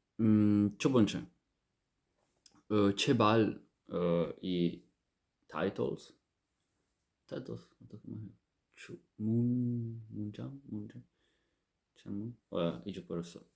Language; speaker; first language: Korean; non-native, learner; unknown